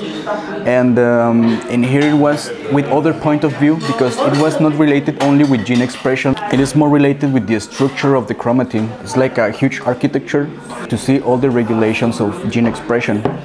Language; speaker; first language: English; non-native, fluent; Spanish